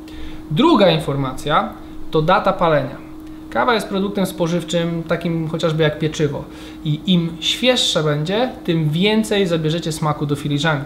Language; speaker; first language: Polish; native; Polish